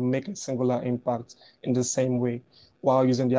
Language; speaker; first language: English; non-native, local second language; Igbo